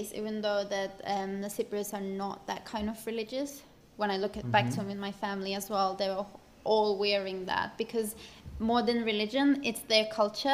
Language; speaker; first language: English; non-native, fluent; Turkish